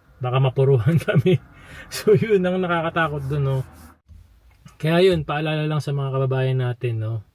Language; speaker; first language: Filipino; native; Filipino